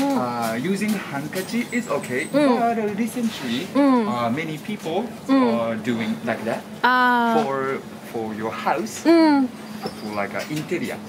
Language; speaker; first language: English; non-native, learner; Japanese